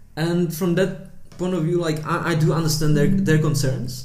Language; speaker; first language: English; early bilingual, heritage; Czech